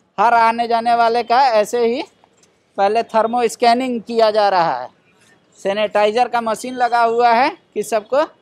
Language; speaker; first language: Hindi; native; Hindi